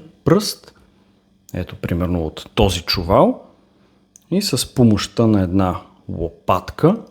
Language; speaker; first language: Bulgarian; native; Bulgarian